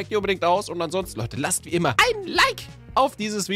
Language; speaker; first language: German; native; German